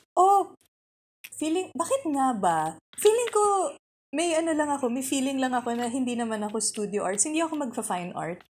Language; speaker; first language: Filipino; native; Filipino